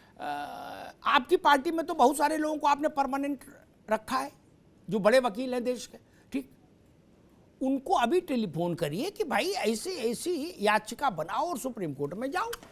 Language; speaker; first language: Hindi; native; Hindi